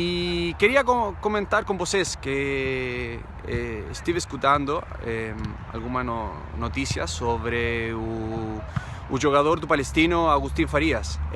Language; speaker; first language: Portuguese; non-native, fluent; Spanish